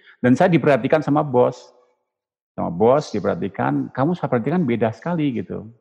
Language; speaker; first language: Indonesian; native; Indonesian